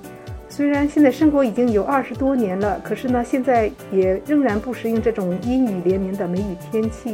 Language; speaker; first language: Chinese; native; Chinese